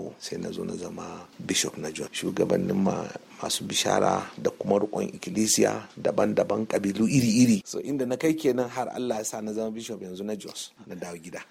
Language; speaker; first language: Hausa; non-native, local second language; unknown